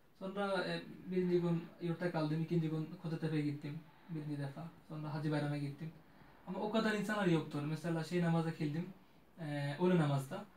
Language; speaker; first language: Turkish; non-native, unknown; Bangla